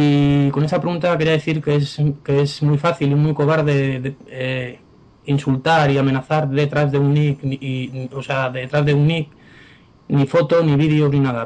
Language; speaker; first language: Spanish; native; Spanish